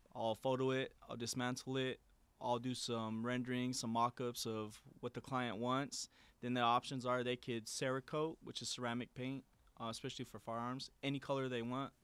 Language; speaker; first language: English; native; English